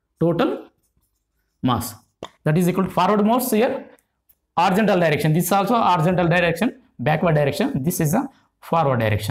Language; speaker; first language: English; non-native, local second language; Telugu